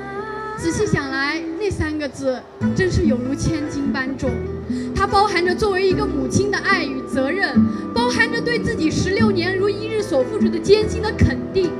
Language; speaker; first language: Chinese; native; Chinese